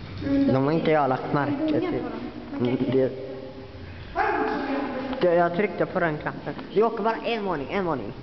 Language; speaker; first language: Swedish; native; Swedish